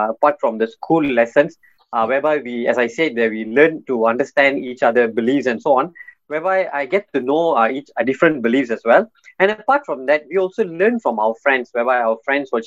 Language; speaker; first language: English; non-native, local second language; Tamil